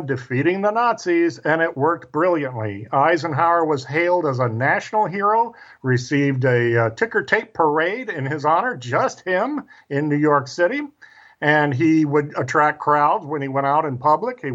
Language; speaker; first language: English; native; English